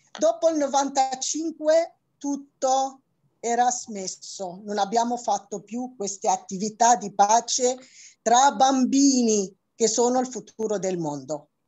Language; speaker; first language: Italian; non-native, fluent; Arabic